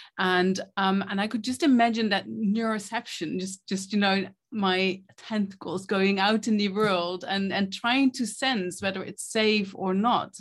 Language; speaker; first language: English; non-native, fluent; Dutch